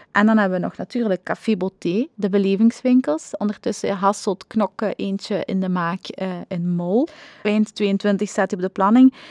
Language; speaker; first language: Dutch; native; Dutch